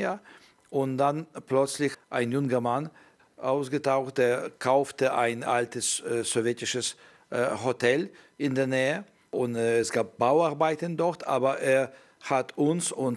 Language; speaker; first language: German; non-native, learner; Ukrainian